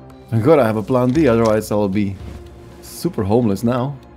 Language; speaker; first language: English; non-native, fluent; Slovak